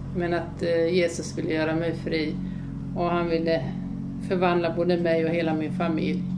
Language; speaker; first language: Swedish; early bilingual, other home language; Finnish